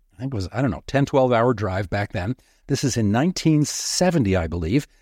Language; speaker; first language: English; native; English